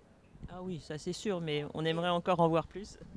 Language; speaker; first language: French; native; French